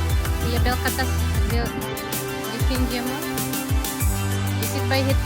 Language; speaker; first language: Dutch; non-native, learner; Filipino